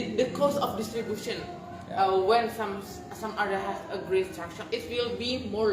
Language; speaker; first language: English; non-native, learner; Indonesian